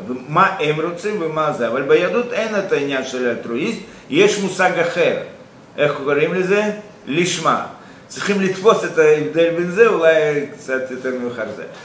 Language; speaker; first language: Hebrew; non-native, fluent; Russian